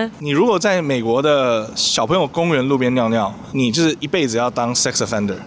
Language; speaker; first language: Chinese; native; Chinese